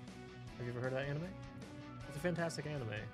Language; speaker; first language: English; native; English